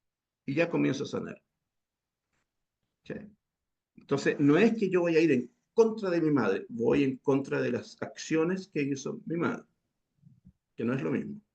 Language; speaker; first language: Spanish; native; Spanish